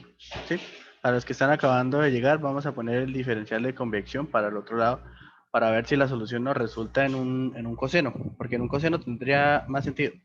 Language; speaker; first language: Spanish; native; Spanish